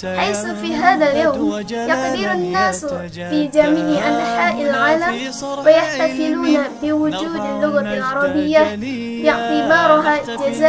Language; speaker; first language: Arabic; non-native, learner; Indonesian